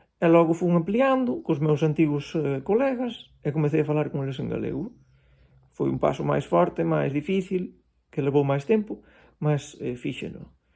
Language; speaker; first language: Galician; non-native, local second language; Spanish